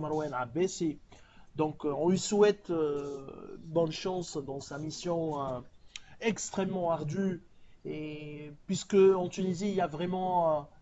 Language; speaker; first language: French; non-native, local second language; Arabic